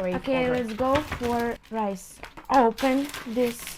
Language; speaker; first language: English; non-native, learner; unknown